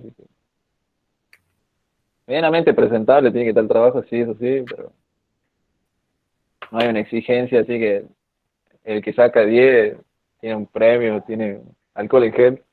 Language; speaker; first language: Spanish; native; Spanish